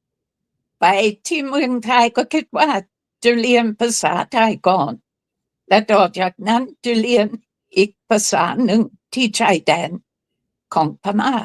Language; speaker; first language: Thai; non-native, fluent; English